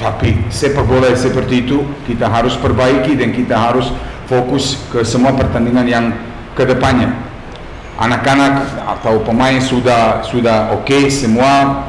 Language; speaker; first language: Indonesian; non-native, fluent; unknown